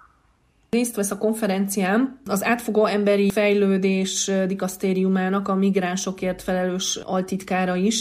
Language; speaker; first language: Hungarian; native; Hungarian